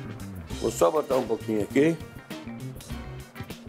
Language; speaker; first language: Portuguese; non-native, fluent; French